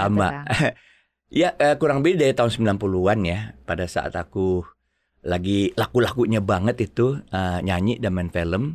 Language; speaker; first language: Indonesian; native; Indonesian